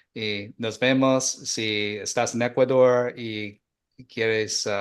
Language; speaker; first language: Spanish; non-native, learner; English